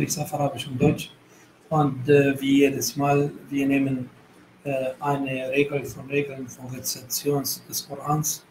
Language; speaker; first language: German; non-native, fluent; Arabic